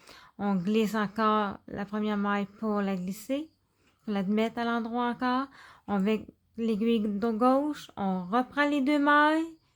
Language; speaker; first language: French; native; French